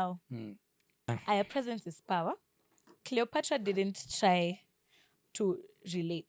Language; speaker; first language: English; non-native, local second language; Swahili